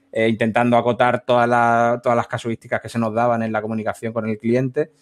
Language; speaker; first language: Spanish; native; Spanish